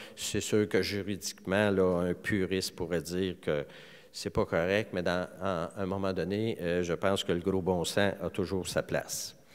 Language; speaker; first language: French; native; French